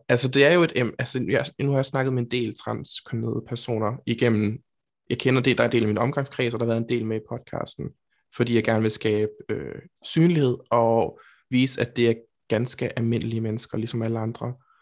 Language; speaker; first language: Danish; native; Danish